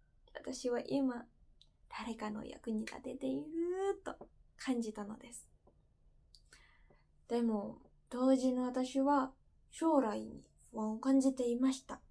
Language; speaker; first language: Japanese; non-native, fluent; Indonesian